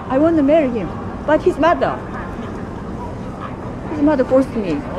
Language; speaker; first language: English; non-native, learner; Korean